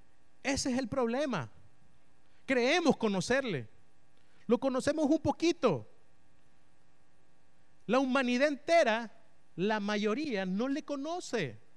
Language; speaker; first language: Spanish; native; Spanish